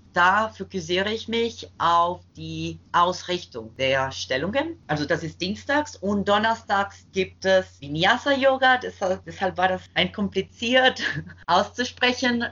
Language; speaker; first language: German; non-native, fluent; Spanish